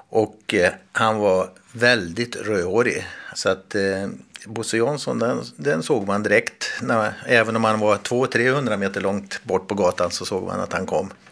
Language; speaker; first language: Swedish; native; Swedish